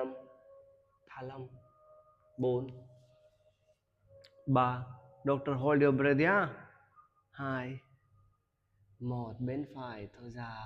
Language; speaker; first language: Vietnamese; non-native, learner; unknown